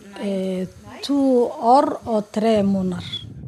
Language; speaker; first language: Norwegian; non-native, learner; Somali